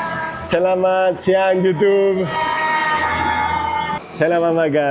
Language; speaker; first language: Indonesian; non-native, learner; Spanish